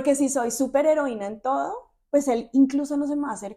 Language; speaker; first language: Spanish; native; Spanish